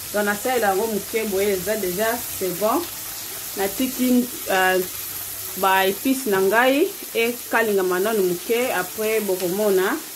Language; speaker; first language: French; non-native, local second language; Lingala